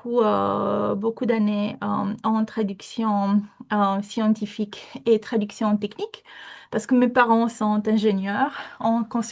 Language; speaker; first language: French; non-native, fluent; Romanian